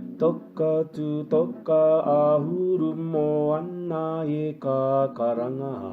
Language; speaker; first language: Māori; non-native, local second language; English